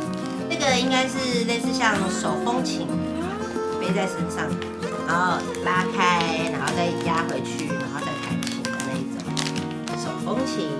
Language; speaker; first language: Chinese; native; Chinese